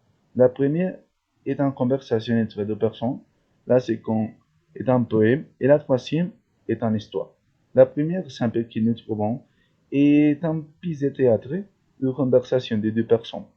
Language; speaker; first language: French; non-native, learner; Spanish